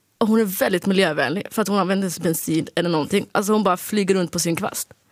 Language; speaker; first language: Swedish; early bilingual, other home language; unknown